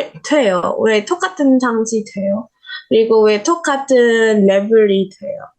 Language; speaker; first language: Korean; non-native, learner; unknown